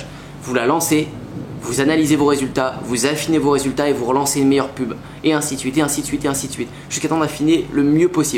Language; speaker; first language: French; native; French